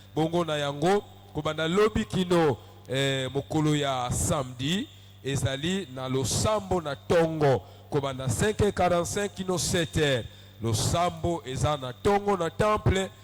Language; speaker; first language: Lingala; native; Lingala